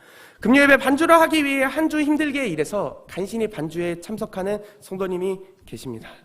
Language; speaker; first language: Korean; native; Korean